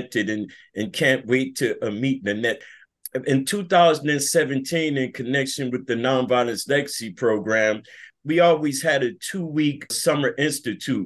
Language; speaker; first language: English; native; English